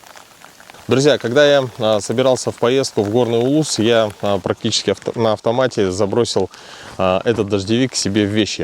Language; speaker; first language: Russian; native; Russian